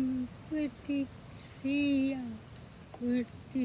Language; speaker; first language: French; non-native, learner; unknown